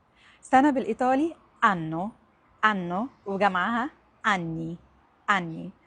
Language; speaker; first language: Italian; non-native, fluent; Arabic